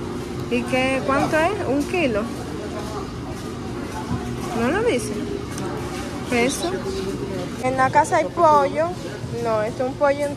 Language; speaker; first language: Spanish; native; Spanish